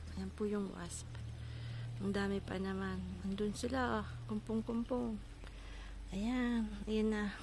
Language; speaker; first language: Filipino; native; Filipino